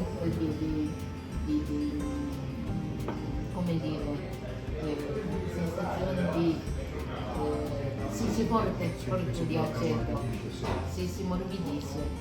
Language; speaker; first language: Italian; non-native, learner; Japanese